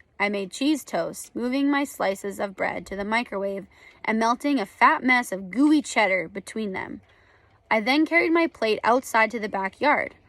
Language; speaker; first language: English; native; English